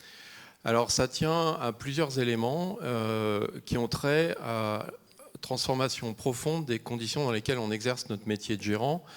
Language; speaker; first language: French; native; French